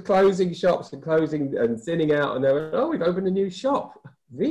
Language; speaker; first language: English; native; English